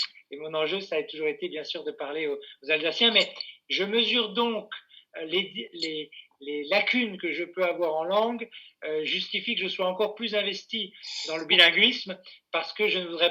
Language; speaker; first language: French; native; French